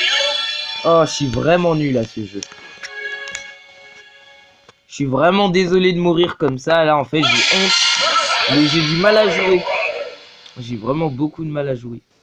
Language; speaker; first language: French; native; French